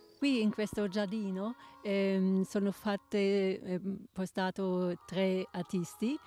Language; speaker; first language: Italian; non-native, learner; German